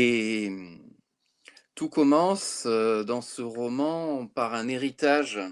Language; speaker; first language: French; native; French